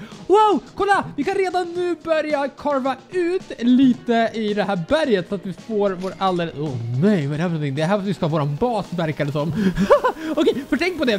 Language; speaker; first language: Swedish; native; Swedish